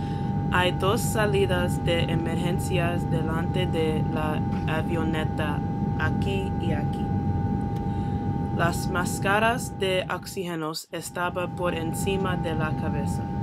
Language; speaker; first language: Spanish; non-native, learner; English